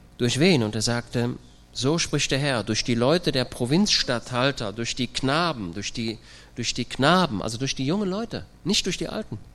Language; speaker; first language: German; native; German